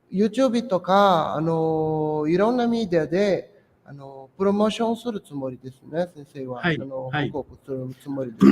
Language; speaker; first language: Japanese; non-native, fluent; Portuguese